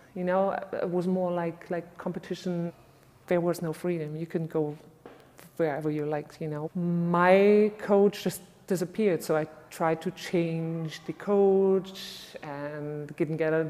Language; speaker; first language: English; non-native, fluent; German